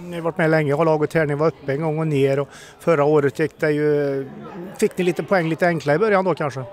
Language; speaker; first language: Swedish; native; Swedish